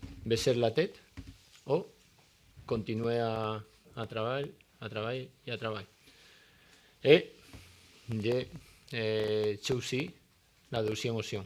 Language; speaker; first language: French; non-native, learner; Spanish